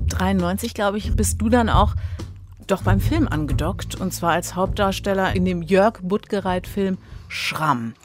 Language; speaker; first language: German; native; German